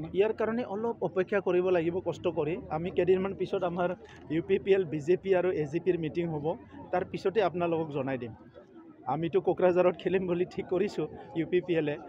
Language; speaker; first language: Assamese; non-native, local second language; Bodo